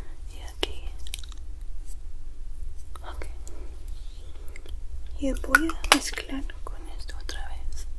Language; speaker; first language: Spanish; non-native, learner; English